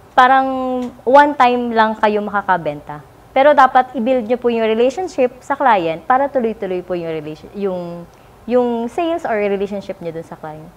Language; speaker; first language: Filipino; native; Filipino